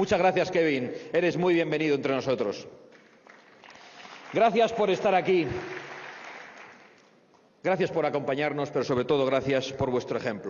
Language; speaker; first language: Spanish; native; Spanish